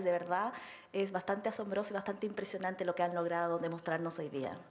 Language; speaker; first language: Spanish; native; Spanish